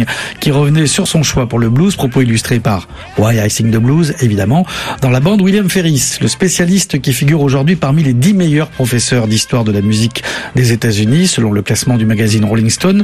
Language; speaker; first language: French; native; French